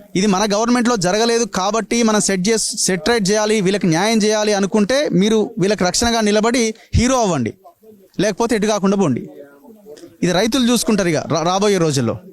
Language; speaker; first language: Telugu; native; Telugu